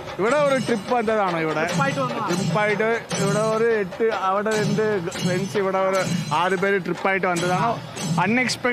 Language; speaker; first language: Malayalam; non-native, learner; Kannada